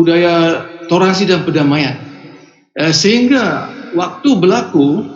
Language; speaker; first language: Indonesian; native; Indonesian